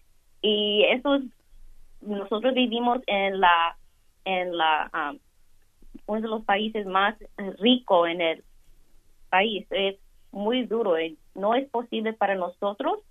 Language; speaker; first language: Spanish; early bilingual, heritage; Spanish